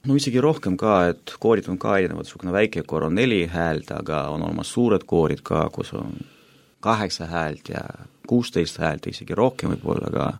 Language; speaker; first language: Estonian; non-native, local second language; Russian